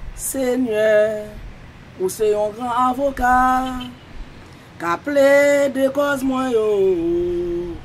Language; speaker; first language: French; non-native, local second language; Haitian Creole